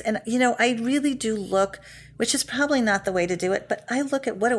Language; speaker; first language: English; native; English